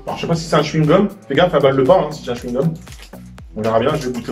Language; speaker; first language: French; native; French